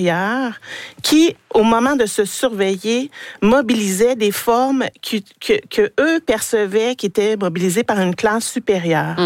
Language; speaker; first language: French; native; French